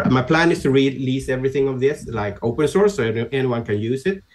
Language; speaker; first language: English; non-native, fluent; Swedish